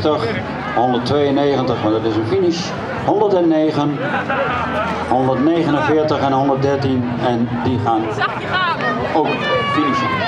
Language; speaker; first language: Dutch; native; Dutch